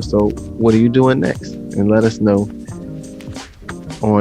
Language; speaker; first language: English; native; English